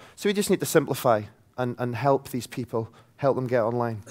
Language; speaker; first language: English; native; English